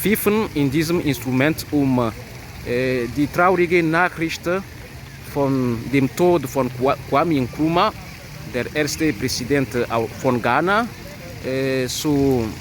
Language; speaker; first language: German; non-native, fluent; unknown